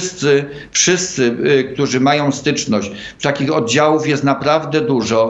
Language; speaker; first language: Polish; native; Polish